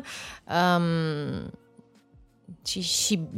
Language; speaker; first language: Romanian; native; Romanian